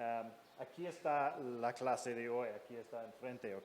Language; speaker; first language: Spanish; non-native, fluent; English